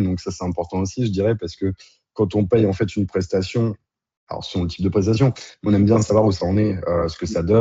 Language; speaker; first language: French; native; French